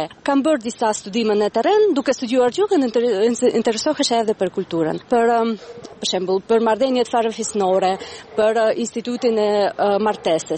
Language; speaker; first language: Albanian; non-native, fluent; Russian